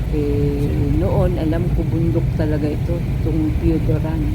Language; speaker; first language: Filipino; native; Filipino